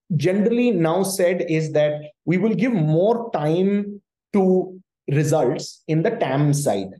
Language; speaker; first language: English; non-native, local second language; Tamil